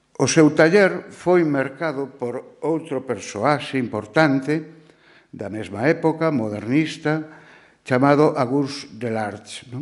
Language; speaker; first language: Galician; non-native, local second language; Spanish